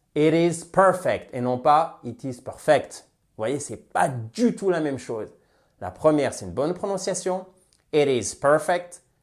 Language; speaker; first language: French; native; French